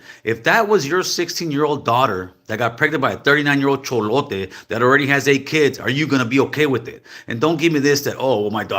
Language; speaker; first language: English; native; English